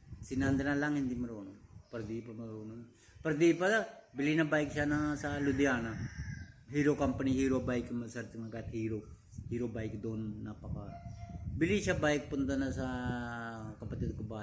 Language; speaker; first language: Filipino; non-native, learner; Punjabi